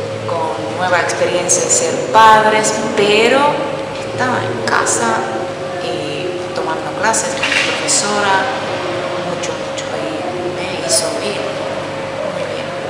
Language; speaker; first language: Spanish; non-native, fluent; Finnish